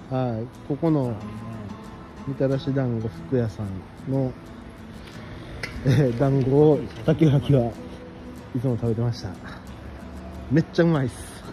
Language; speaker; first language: Japanese; native; Japanese